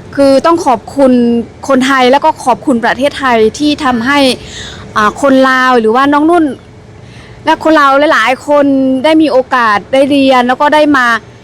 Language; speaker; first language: Thai; native; Thai